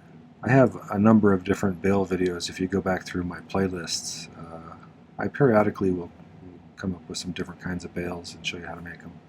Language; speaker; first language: English; native; English